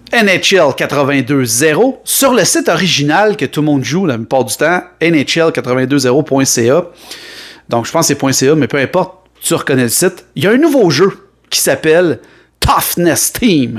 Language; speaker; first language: French; native; French